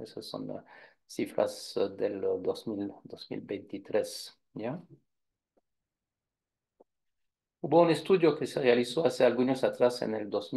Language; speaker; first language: Spanish; non-native, fluent; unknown